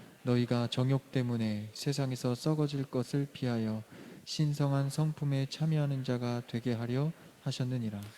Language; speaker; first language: Korean; native; Korean